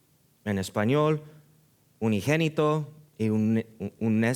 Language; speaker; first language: Spanish; early bilingual, heritage; Spanish